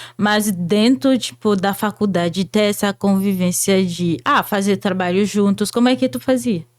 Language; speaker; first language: Portuguese; non-native, fluent; Haitian Creole